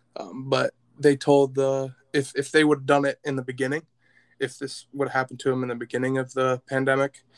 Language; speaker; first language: English; native; English